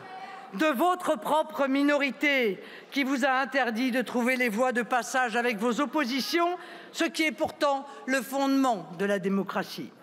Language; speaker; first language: French; native; French